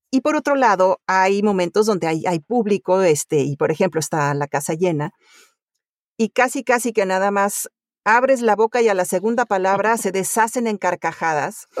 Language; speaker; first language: Spanish; early bilingual, other home language; Italian